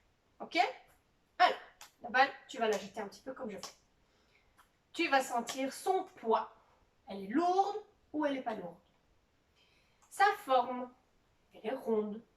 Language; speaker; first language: French; native; French